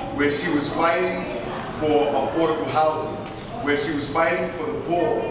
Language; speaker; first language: English; early bilingual, other home language; Spanish